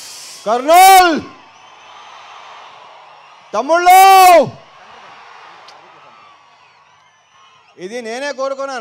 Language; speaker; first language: Telugu; native; Telugu